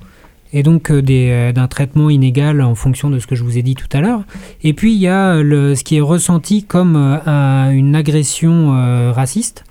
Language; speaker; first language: French; native; French